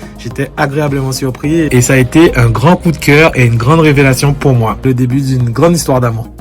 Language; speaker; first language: French; native; French